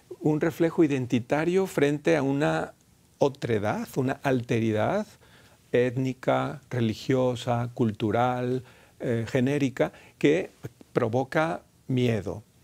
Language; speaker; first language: Spanish; native; Spanish